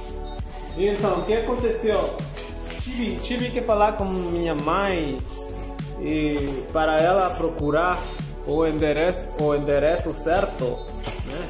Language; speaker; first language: Portuguese; non-native, learner; Spanish